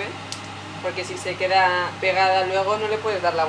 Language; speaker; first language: Spanish; native; Spanish